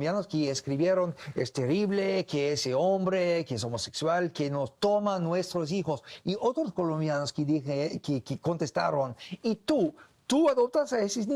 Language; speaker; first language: Spanish; non-native, learner; English